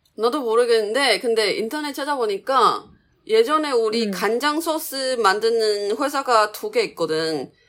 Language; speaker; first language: Korean; non-native, fluent; Chinese